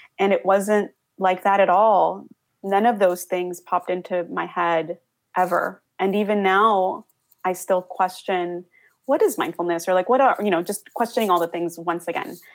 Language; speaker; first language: English; early bilingual, other home language; Spanish